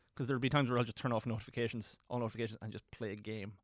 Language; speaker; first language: English; native; English